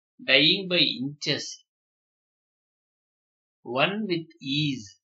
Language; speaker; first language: English; non-native, local second language; Telugu